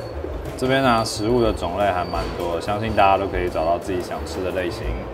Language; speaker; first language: Chinese; native; Chinese